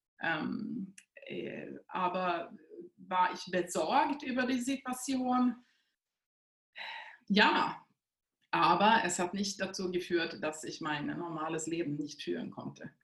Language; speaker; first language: German; non-native, fluent; Swedish